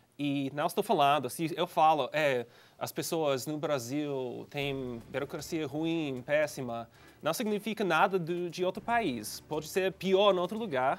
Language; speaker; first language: Portuguese; non-native, fluent; English